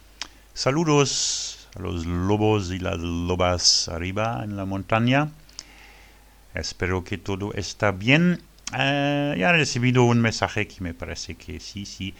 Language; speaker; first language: Spanish; non-native, learner; French